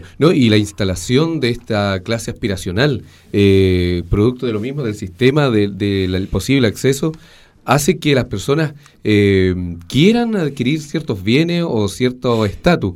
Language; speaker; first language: Spanish; native; Spanish